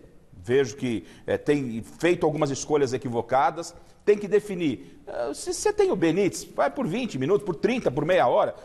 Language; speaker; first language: Portuguese; native; Portuguese